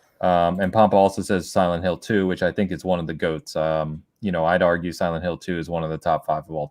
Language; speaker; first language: English; native; English